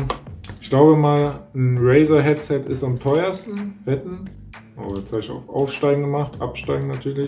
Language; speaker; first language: German; native; German